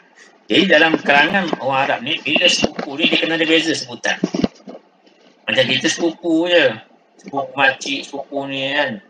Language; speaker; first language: Malay; native; Malay